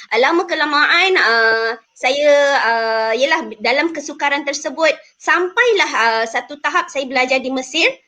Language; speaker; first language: Malay; early bilingual, heritage; Malay